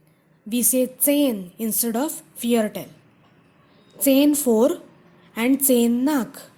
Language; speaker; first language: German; non-native, fluent; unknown